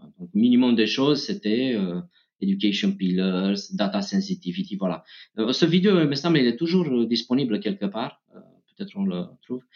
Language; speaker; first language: French; non-native, fluent; Romanian